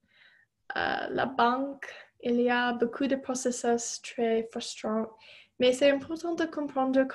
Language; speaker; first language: French; non-native, fluent; English